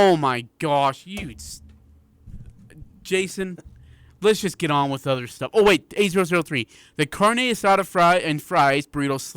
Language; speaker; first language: English; native; English